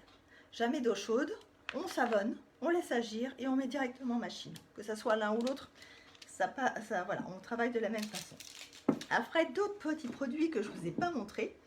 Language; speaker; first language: French; native; French